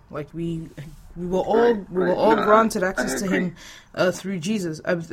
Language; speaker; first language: English; non-native, local second language; Yoruba